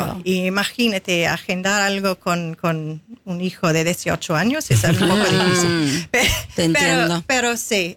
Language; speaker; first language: Spanish; non-native, fluent; English